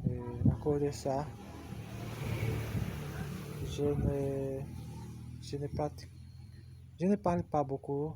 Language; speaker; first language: French; non-native, learner; Portuguese